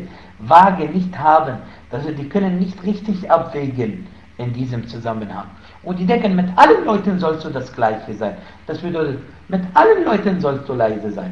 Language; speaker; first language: German; non-native, fluent; Arabic